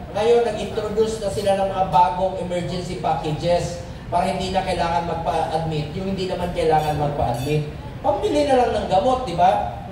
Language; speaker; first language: Filipino; non-native, local second language; Cebuano